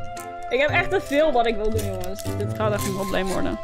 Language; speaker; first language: Dutch; native; Dutch